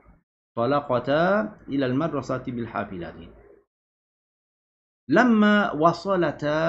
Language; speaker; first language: Arabic; non-native, fluent; Malay